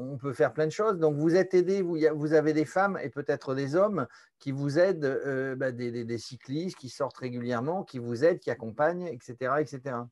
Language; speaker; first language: French; native; French